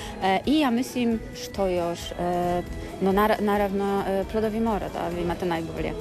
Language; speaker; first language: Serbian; non-native, learner; Polish